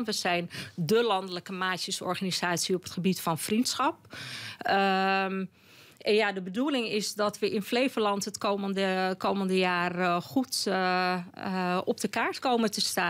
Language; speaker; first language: Dutch; native; Dutch